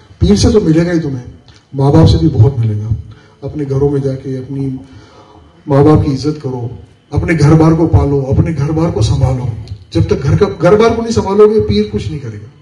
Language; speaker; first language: Urdu; non-native, local second language; Memoni